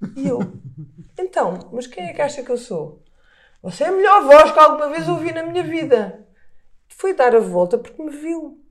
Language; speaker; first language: Portuguese; native; Portuguese